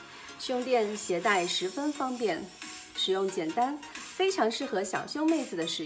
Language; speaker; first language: Chinese; native; Chinese